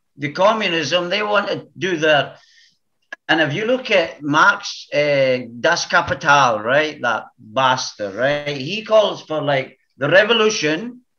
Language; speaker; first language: English; native; English